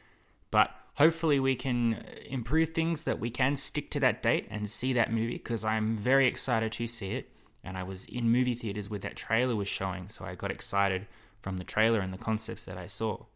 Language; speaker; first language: English; native; English